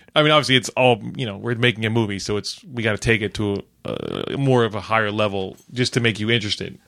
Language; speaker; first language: English; native; English